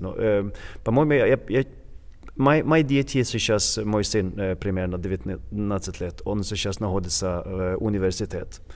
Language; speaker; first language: Russian; non-native, learner; Swedish